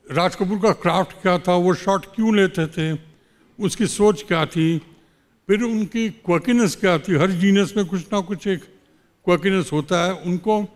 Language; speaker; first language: Hindi; native; Hindi